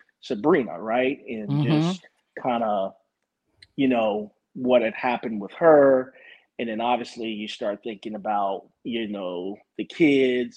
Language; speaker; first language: English; native; English